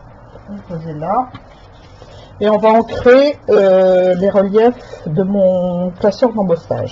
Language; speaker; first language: French; native; French